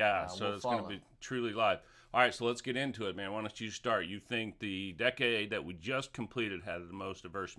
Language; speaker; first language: English; native; English